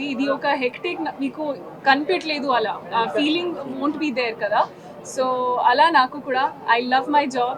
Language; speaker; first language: Telugu; non-native, fluent; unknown